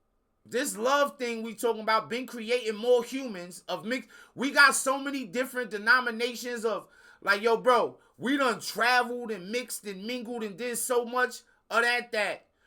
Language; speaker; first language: English; native; English